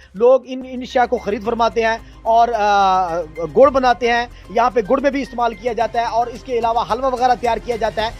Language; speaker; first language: Urdu; non-native, local second language; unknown